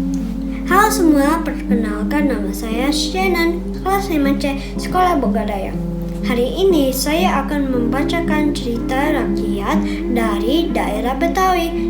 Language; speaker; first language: Indonesian; native; Indonesian